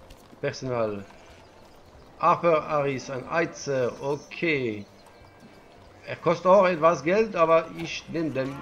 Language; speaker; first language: German; non-native, learner; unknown